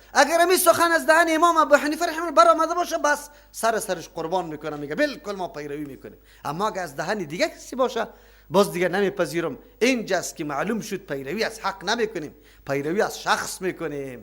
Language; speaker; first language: Persian; native; Persian